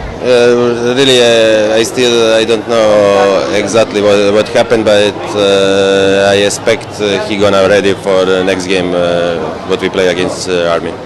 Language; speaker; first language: English; non-native, fluent; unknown